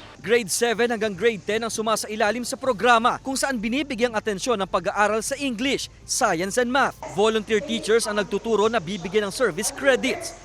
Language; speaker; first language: Filipino; native; Filipino